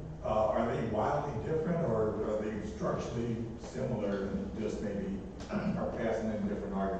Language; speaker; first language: English; native; English